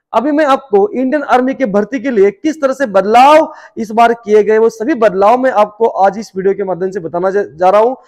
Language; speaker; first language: Hindi; non-native, local second language; Marathi